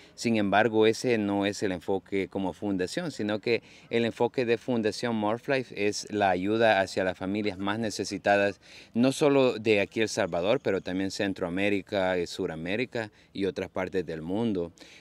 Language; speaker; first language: Spanish; native; Spanish